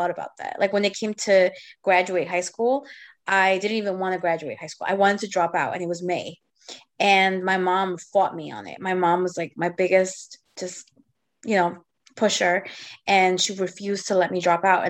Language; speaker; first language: English; native; English